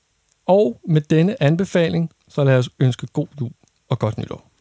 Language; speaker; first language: Danish; native; Danish